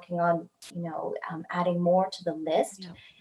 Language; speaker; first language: English; native; English